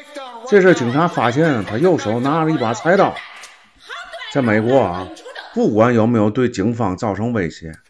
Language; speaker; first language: Chinese; native; Chinese